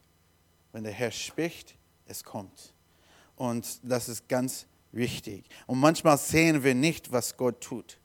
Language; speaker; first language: German; non-native, learner; English